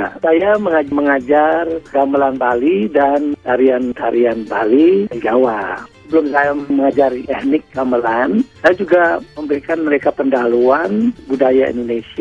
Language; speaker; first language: Indonesian; non-native, local second language; Balinese